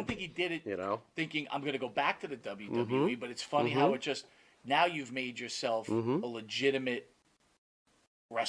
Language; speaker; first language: English; native; English